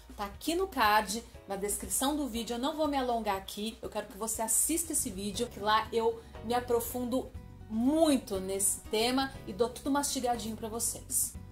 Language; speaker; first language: Portuguese; native; Portuguese